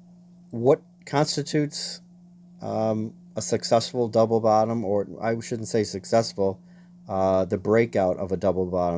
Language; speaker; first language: English; native; English